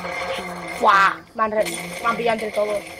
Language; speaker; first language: Spanish; native; Spanish